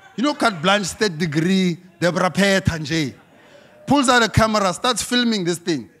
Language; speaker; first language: English; non-native, local second language; Xhosa